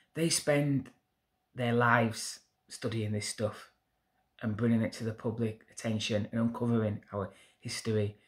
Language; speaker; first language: English; native; English